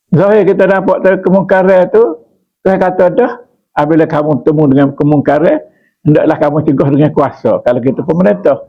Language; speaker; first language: Malay; native; Malay